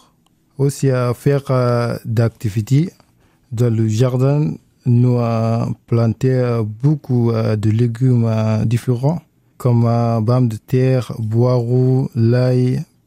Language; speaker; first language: French; non-native, learner; Arabic